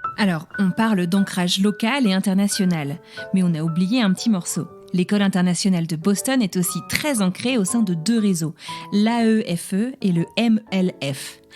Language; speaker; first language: French; native; French